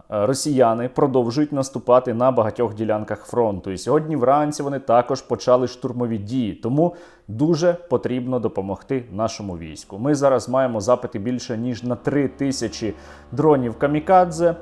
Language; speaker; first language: Ukrainian; native; Ukrainian